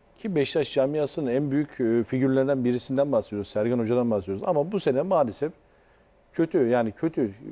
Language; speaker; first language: Turkish; native; Turkish